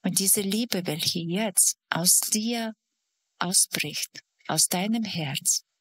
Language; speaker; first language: German; non-native, fluent; Russian